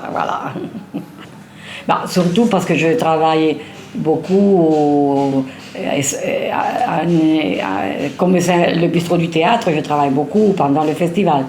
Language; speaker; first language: French; non-native, fluent; Italian